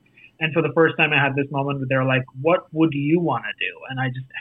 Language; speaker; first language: English; non-native, local second language; Hindi